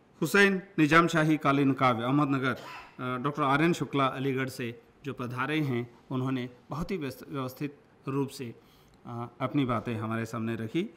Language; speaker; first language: Hindi; non-native, local second language; Kannada